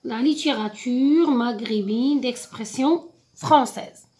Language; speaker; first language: French; non-native, local second language; Arabic